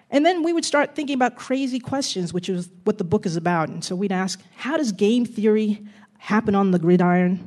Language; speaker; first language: English; native; English